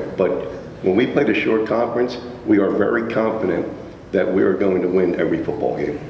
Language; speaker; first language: English; native; English